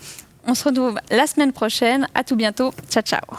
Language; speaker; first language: French; native; French